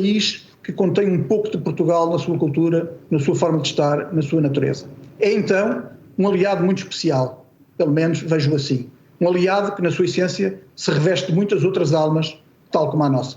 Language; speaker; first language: Portuguese; native; Portuguese